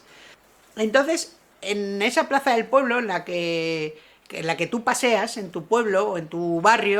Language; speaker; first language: Spanish; native; Spanish